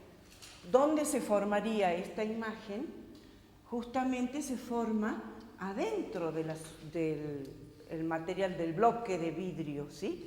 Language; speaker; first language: Spanish; native; Spanish